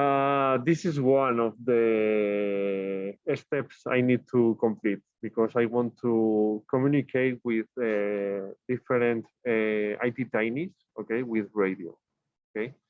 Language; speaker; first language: English; non-native, learner; Spanish